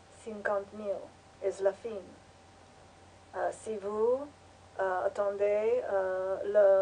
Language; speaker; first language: French; non-native, learner; English